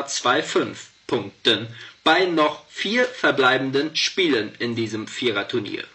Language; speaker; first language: German; native; German